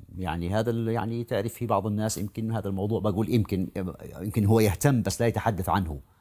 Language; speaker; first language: Arabic; native; Arabic